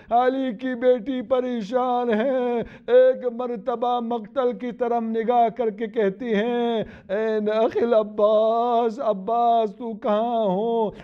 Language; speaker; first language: Urdu; non-native, local second language; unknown